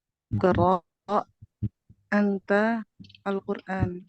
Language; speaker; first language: Arabic; non-native, learner; Indonesian